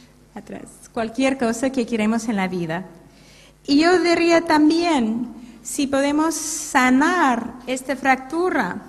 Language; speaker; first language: Spanish; non-native, fluent; English